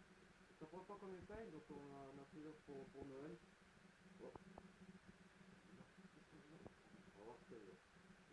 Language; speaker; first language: French; native; French